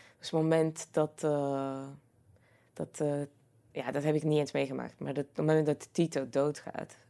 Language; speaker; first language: Dutch; non-native, fluent; Croatian